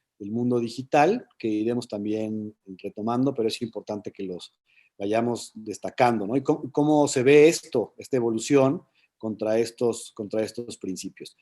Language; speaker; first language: Spanish; native; Spanish